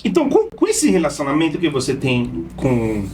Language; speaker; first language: Portuguese; non-native, fluent; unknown